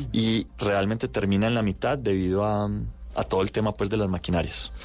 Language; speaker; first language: Spanish; native; Spanish